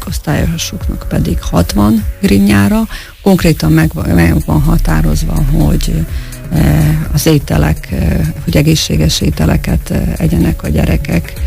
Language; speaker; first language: Hungarian; native; Hungarian